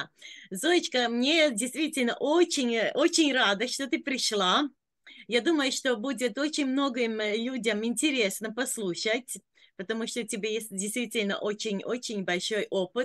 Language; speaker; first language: Russian; non-native, local second language; Latvian